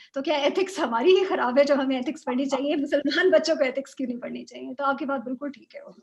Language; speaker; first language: Urdu; non-native, local second language; Punjabi